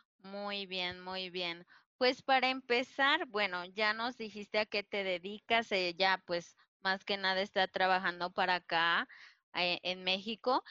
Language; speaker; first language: Spanish; native; Spanish